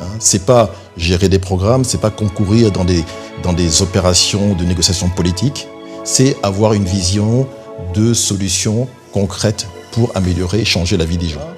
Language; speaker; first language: French; early bilingual, other home language; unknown